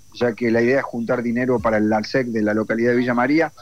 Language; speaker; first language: Spanish; native; Spanish